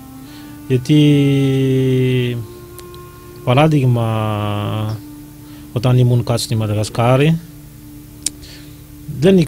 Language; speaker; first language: Greek; non-native, learner; Malagasy